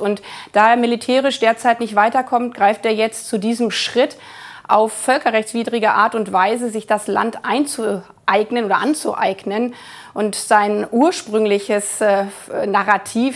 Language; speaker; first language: German; native; German